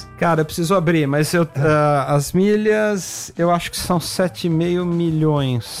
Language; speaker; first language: Portuguese; native; Portuguese